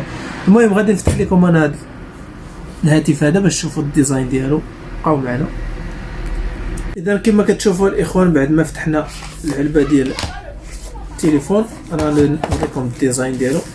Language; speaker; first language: Arabic; native; Arabic